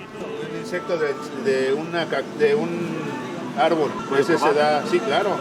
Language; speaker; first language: Spanish; native; Spanish